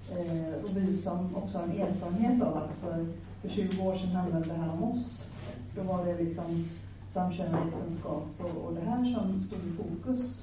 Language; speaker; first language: Swedish; native; Swedish